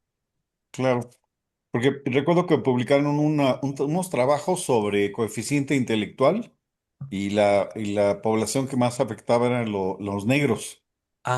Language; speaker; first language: Spanish; native; Spanish